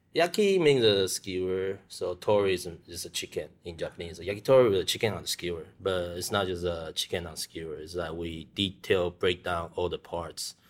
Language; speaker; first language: English; non-native, learner; Chinese